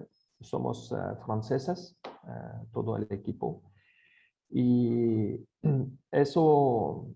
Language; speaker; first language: Spanish; non-native, fluent; French